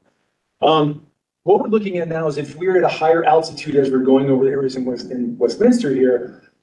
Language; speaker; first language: English; native; English